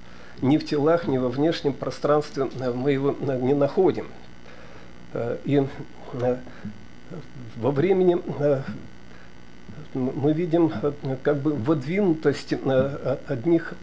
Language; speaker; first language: Russian; native; Russian